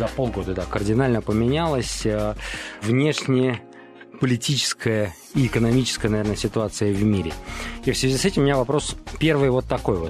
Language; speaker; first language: Russian; native; Russian